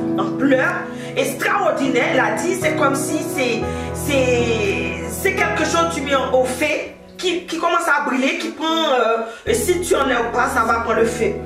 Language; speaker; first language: French; non-native, local second language; Haitian Creole